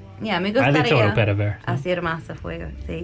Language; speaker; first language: Spanish; non-native, learner; English